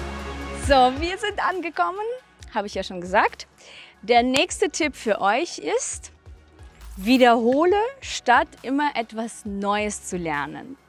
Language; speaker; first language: German; non-native, fluent; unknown